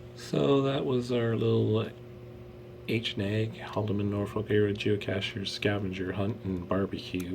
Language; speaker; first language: English; native; English